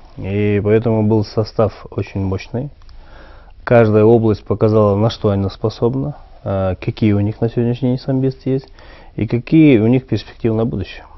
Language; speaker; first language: Russian; non-native, local second language; Kyrgyz